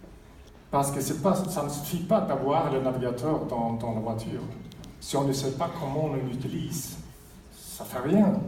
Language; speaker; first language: French; non-native, fluent; Swedish